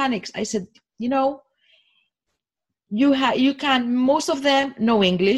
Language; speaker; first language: English; non-native, fluent; Spanish